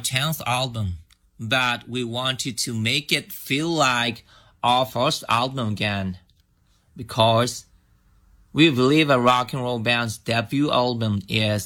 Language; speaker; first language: English; non-native, learner; Japanese